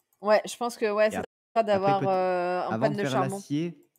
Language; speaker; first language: French; native; French